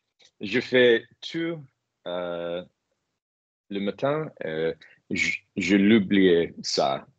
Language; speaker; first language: French; non-native, fluent; English